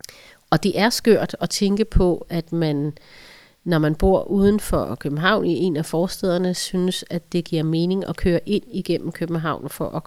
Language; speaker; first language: Danish; native; Danish